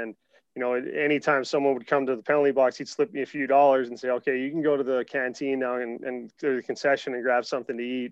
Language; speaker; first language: English; native; English